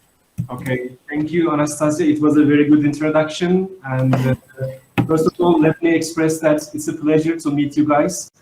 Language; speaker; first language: English; non-native, fluent; Turkish